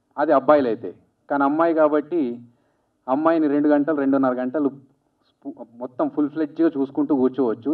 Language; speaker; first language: Telugu; native; Telugu